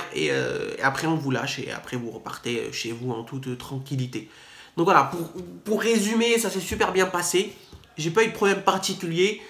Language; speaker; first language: French; native; French